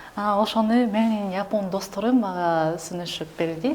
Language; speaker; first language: Kyrgyz; non-native, learner; Japanese